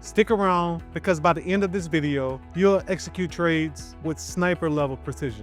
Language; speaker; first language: English; native; English